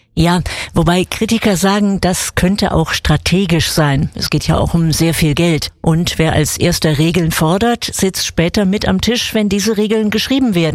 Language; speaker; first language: German; native; German